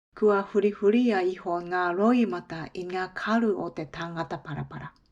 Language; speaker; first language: Māori; non-native, fluent; Japanese